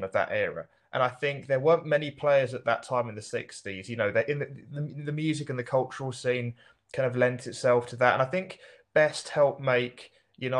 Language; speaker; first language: English; native; English